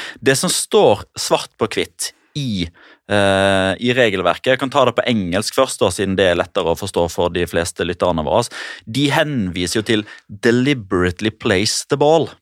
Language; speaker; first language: Norwegian; native; Norwegian